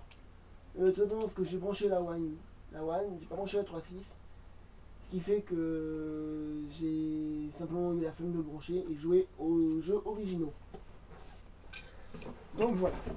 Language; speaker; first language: French; native; French